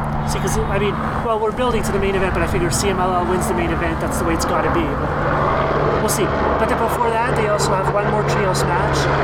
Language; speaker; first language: English; native; English